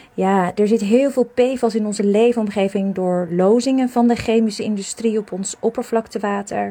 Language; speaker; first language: Dutch; native; Dutch